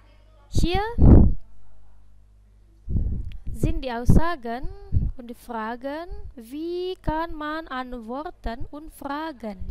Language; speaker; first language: German; non-native, fluent; Indonesian